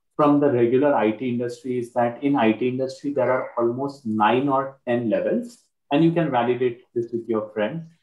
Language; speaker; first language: English; non-native, local second language; Marathi